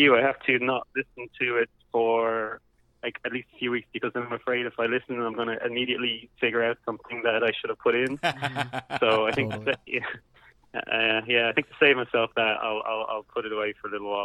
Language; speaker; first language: English; native; English